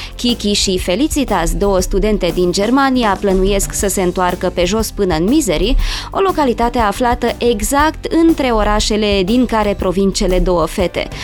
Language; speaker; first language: Romanian; native; Romanian